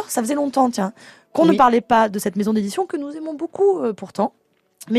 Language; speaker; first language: French; native; French